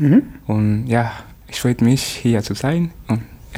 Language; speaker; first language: German; non-native, learner; Swahili